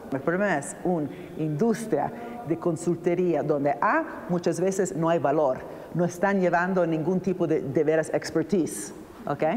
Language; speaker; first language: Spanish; non-native, fluent; Italian